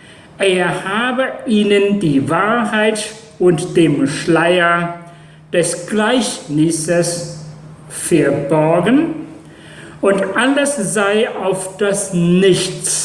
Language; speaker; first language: German; non-native, fluent; Chinese